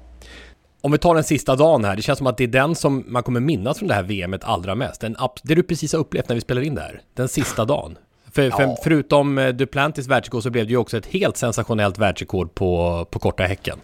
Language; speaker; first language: Swedish; native; Swedish